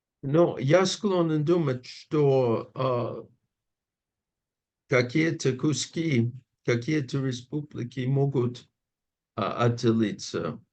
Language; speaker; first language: Russian; non-native, fluent; English